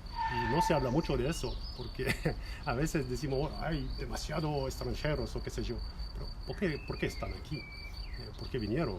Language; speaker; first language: Spanish; non-native, fluent; French